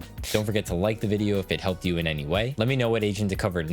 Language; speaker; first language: English; native; English